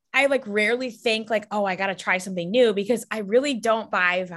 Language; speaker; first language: English; native; English